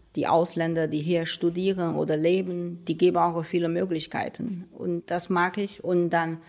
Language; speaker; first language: German; non-native, fluent; Chinese